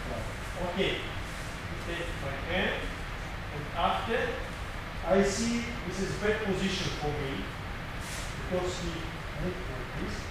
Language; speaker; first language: English; non-native, learner; Russian